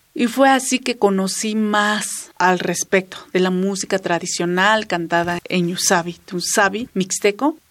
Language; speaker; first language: Spanish; non-native, local second language; Mixtepec Mixtec